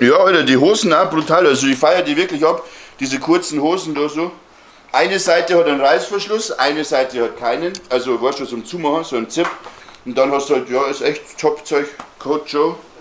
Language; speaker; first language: German; native; German